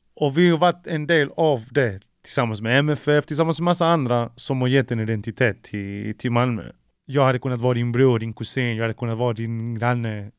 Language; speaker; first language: Swedish; early bilingual, other home language; Spanish